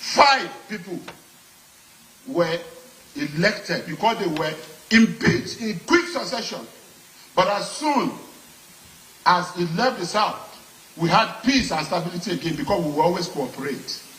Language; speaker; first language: English; non-native, local second language; Yoruba